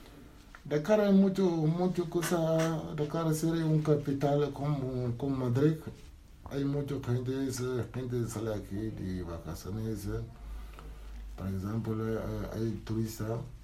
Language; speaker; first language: Spanish; non-native, learner; Wolof